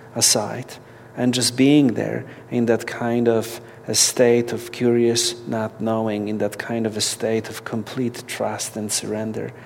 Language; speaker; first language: English; non-native, fluent; Polish